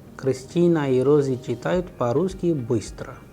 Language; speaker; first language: Russian; non-native, fluent; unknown